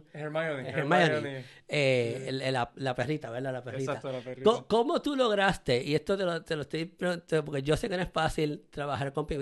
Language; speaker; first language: Spanish; native; Spanish